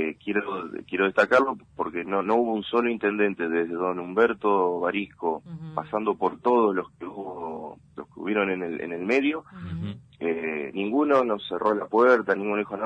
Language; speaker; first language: Spanish; native; Spanish